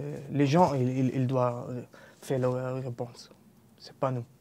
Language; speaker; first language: French; non-native, learner; Arabic